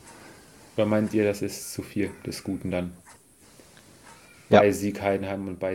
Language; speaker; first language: German; native; German